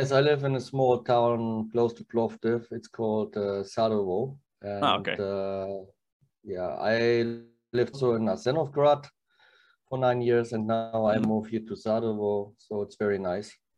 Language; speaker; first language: English; non-native, learner; German